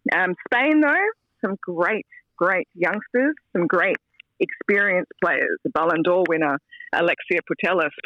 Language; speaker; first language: English; native; English